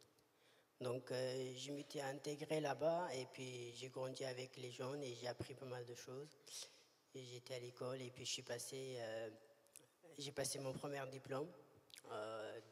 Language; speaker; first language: French; early bilingual, other home language; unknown